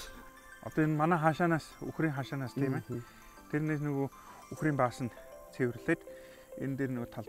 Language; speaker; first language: Mongolian; non-native, fluent; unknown